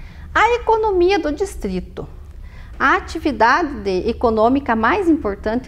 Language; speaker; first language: Portuguese; native; Portuguese